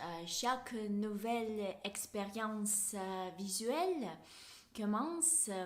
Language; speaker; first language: French; non-native, fluent; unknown